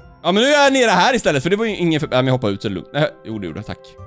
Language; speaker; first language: Swedish; native; Swedish